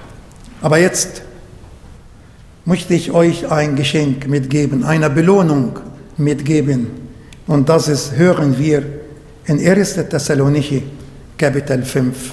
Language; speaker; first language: German; non-native, fluent; Arabic